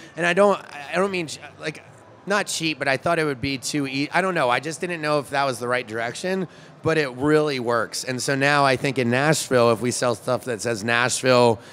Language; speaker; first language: English; native; English